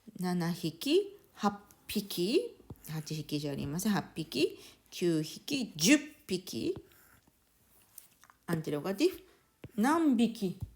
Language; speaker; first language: Japanese; native; Japanese